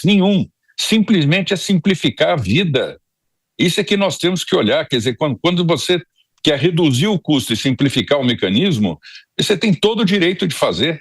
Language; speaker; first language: Portuguese; native; Portuguese